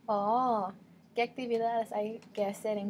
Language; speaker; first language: Spanish; non-native, learner; English